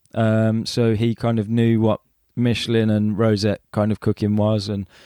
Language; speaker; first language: English; native; English